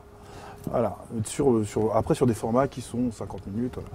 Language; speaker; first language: French; native; French